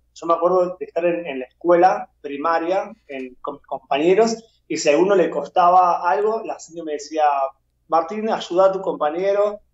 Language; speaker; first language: Spanish; native; Spanish